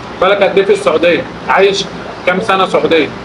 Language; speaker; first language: Arabic; native; Arabic